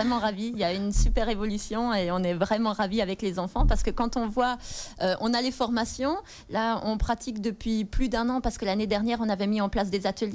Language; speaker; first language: French; native; French